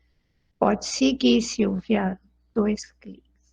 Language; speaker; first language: Portuguese; native; Portuguese